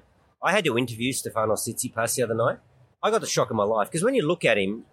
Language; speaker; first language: English; native; English